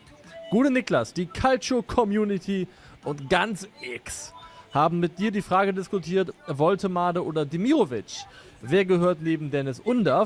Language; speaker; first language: German; native; German